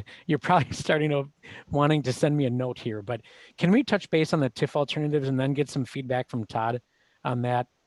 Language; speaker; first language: English; native; English